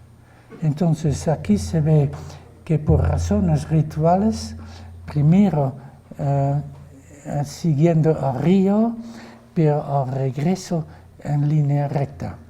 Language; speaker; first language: Spanish; non-native, fluent; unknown